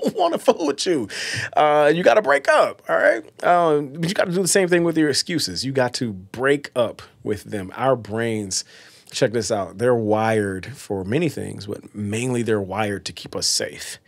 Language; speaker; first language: English; native; English